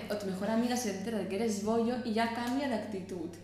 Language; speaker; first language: Spanish; non-native, fluent; Russian